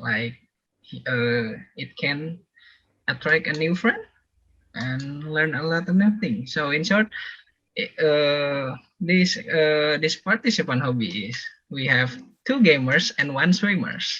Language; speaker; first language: English; non-native, learner; Indonesian